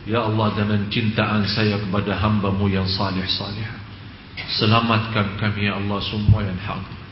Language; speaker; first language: Indonesian; non-native, fluent; Arabic